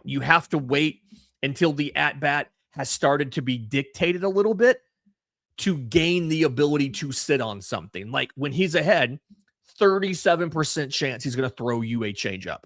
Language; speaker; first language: English; native; English